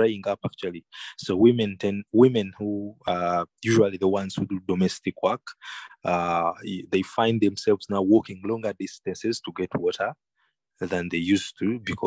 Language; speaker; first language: English; non-native, local second language; Ganda